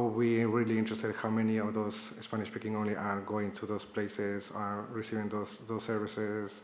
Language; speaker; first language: English; non-native, fluent; Spanish